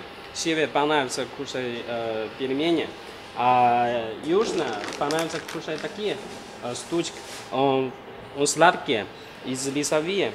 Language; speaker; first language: Russian; non-native, learner; Chinese